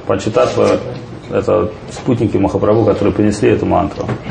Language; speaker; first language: Russian; native; Russian